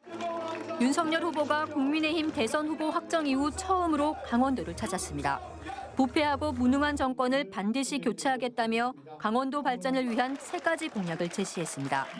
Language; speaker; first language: Korean; native; Korean